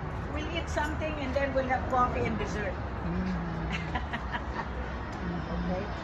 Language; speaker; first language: English; non-native, fluent; Filipino